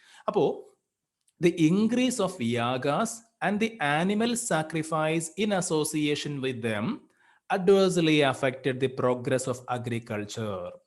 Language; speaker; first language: English; non-native, local second language; Malayalam